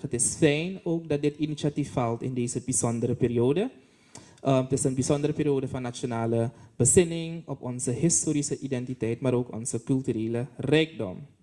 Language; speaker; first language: Dutch; native; Dutch